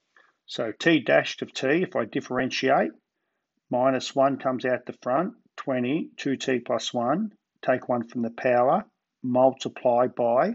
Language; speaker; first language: English; native; English